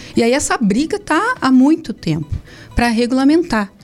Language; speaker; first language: Portuguese; native; Portuguese